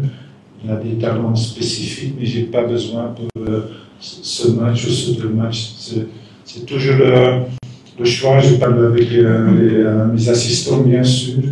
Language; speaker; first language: French; non-native, fluent; Dutch